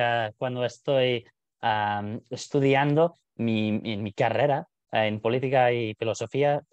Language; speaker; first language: Spanish; non-native, fluent; English